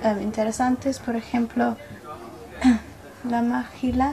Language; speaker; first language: Spanish; non-native, learner; English